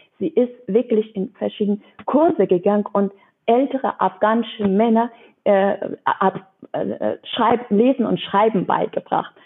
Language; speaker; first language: German; non-native, fluent; Persian